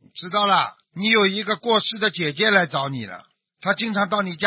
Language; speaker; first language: Chinese; native; Chinese